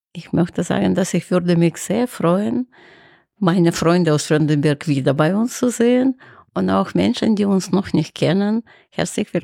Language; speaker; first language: German; non-native, fluent; Russian